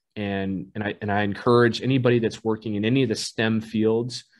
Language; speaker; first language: English; native; English